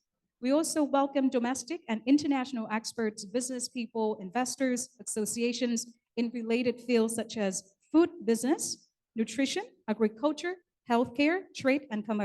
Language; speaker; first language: English; non-native, local second language; Vietnamese